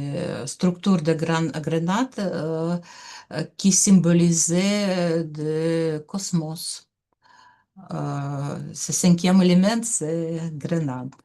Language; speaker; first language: French; non-native, learner; Russian